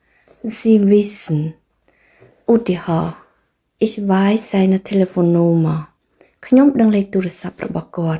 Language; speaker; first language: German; non-native, fluent; Khmer